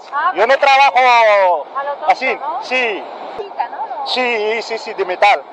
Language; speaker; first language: Spanish; non-native, fluent; Arabic